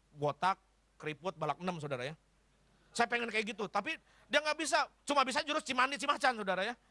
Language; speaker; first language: Indonesian; native; Indonesian